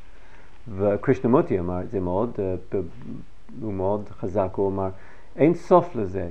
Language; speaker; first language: Hebrew; non-native, fluent; English